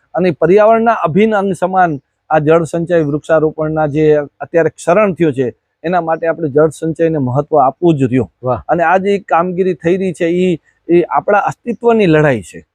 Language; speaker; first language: Gujarati; native; Gujarati